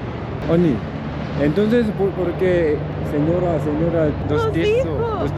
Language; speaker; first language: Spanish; non-native, learner; Korean